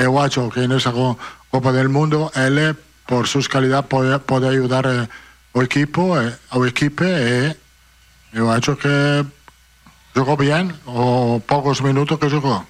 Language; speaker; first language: Portuguese; non-native, learner; Italian